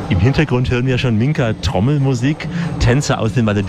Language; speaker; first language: German; native; German